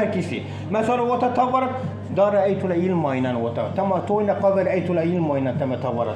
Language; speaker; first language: Finnish; non-native, learner; Turkish